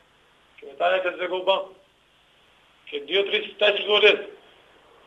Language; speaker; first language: Greek; non-native, learner; Portuguese